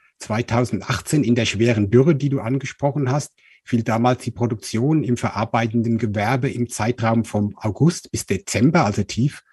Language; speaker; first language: German; native; German